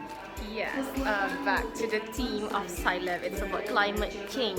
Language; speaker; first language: English; non-native, fluent; Indonesian